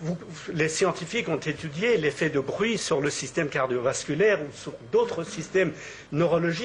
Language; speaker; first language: French; native; French